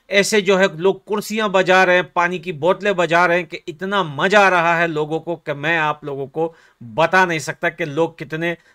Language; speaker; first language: Hindi; native; Hindi